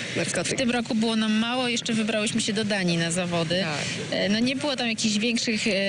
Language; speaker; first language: Polish; native; Polish